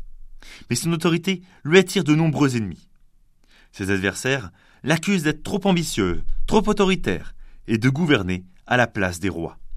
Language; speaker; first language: French; native; French